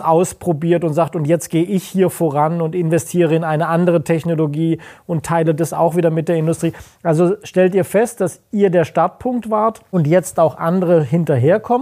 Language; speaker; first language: German; native; German